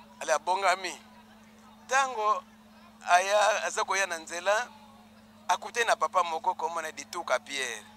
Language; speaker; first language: Lingala; non-native, local second language; Kongo